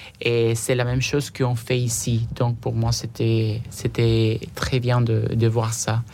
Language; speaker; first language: French; non-native, fluent; Spanish